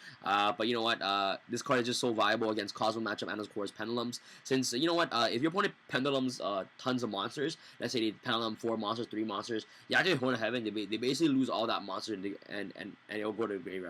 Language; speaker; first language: English; native; English